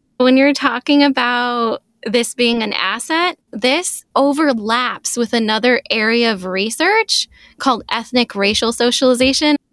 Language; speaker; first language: English; early bilingual, other home language; Filipino